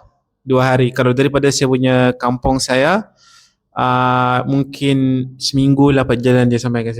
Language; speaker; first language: Indonesian; non-native, learner; Arabic